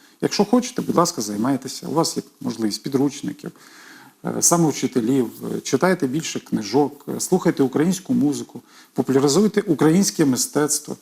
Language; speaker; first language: Ukrainian; native; Ukrainian